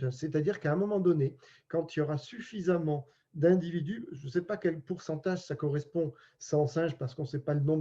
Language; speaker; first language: French; native; French